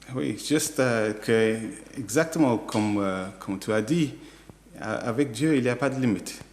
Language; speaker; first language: French; non-native, learner; English